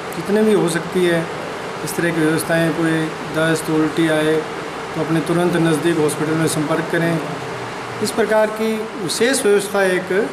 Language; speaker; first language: Hindi; native; Hindi